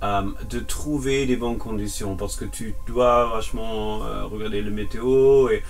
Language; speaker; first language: French; non-native, fluent; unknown